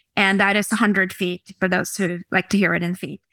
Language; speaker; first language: English; non-native, fluent; Norwegian